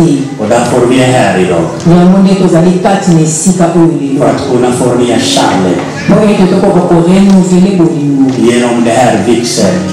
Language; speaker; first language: Swedish; non-native, learner; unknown